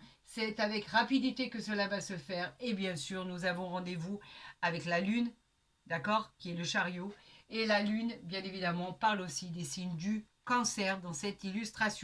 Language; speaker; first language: French; native; French